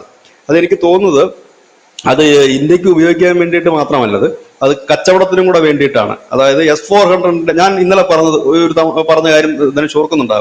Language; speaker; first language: Malayalam; native; Malayalam